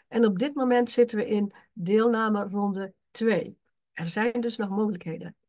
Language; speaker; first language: Dutch; native; Dutch